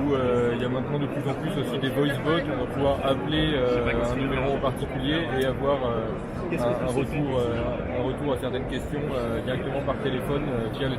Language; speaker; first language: French; native; French